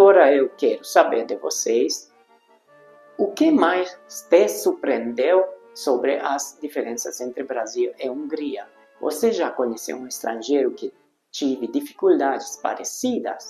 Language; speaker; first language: Portuguese; non-native, fluent; Hungarian